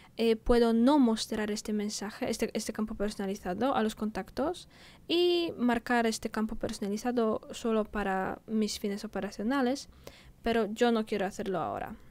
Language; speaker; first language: Spanish; non-native, fluent; Polish